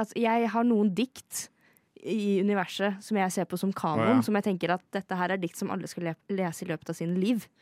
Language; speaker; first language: Norwegian; native; Norwegian